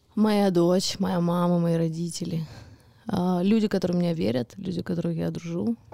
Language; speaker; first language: Russian; early bilingual, heritage; Russian